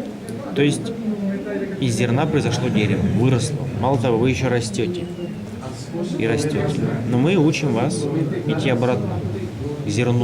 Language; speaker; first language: Russian; native; Russian